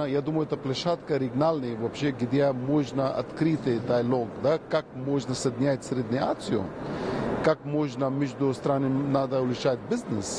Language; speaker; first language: Russian; non-native, learner; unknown